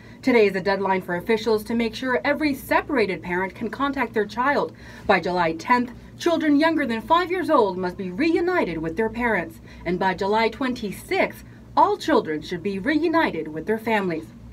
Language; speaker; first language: English; early bilingual, other home language; Spanish